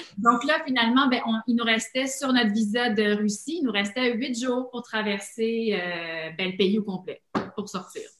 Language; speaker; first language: French; native; French